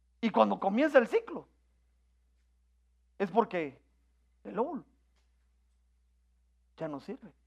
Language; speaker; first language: Spanish; native; Spanish